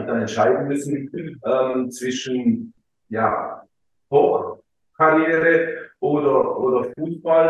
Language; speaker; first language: German; early bilingual, other home language; Croatian